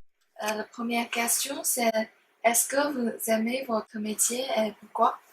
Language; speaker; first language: French; non-native, learner; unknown